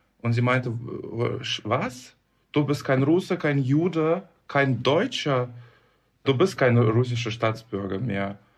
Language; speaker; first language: German; non-native, fluent; Russian